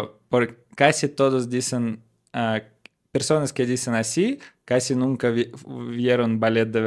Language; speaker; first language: Spanish; non-native, learner; Russian